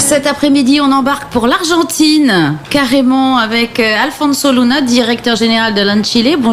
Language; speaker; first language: French; native; French